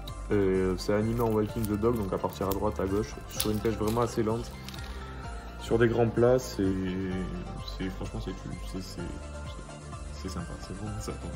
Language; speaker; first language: French; native; French